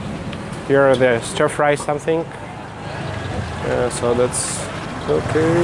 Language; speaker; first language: English; non-native, fluent; Russian